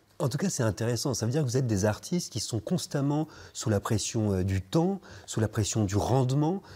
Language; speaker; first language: French; native; French